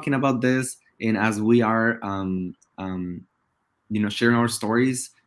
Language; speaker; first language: English; non-native, fluent; Spanish